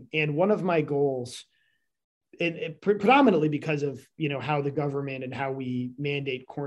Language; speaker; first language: English; native; English